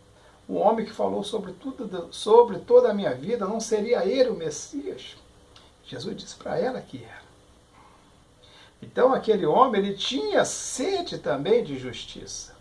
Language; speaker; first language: Portuguese; native; Portuguese